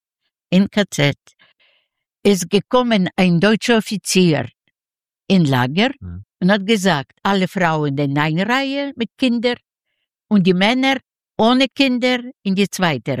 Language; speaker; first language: German; non-native, learner; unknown